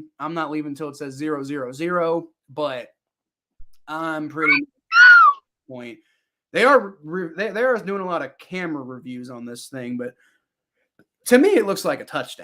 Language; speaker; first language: English; native; English